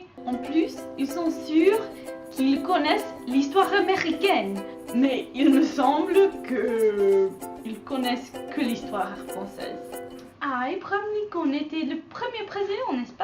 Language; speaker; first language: French; non-native, learner; English